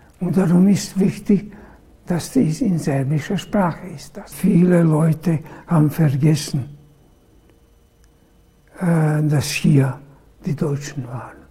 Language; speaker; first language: German; non-native, local second language; Serbian